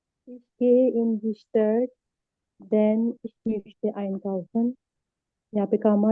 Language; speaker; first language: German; non-native, learner; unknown